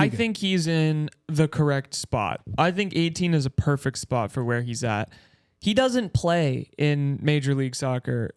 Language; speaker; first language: English; native; English